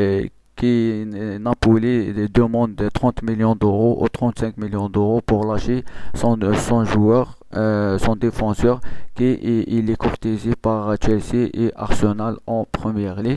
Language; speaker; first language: French; non-native, local second language; Arabic